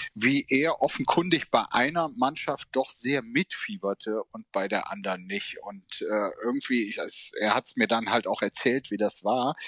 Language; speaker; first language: German; native; German